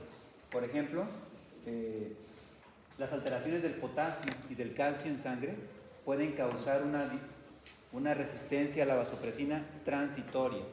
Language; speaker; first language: Spanish; native; Spanish